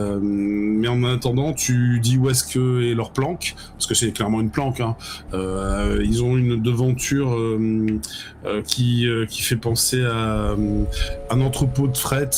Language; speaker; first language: French; native; French